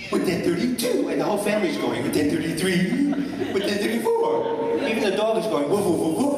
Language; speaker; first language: English; native; English